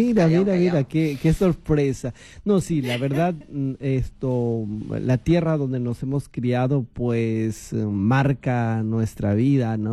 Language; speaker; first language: Spanish; native; Spanish